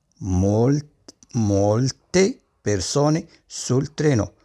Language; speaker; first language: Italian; non-native, fluent; Arabic